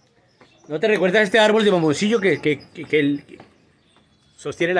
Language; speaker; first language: Spanish; native; Spanish